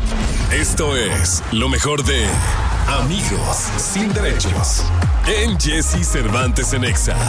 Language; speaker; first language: Spanish; native; Spanish